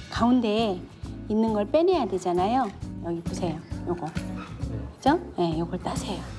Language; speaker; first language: Korean; native; Korean